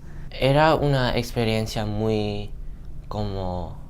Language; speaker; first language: Spanish; non-native, learner; English